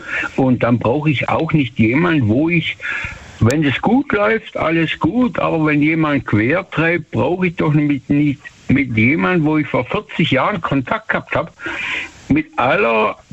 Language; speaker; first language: German; native; German